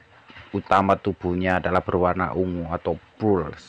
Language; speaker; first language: Indonesian; native; Indonesian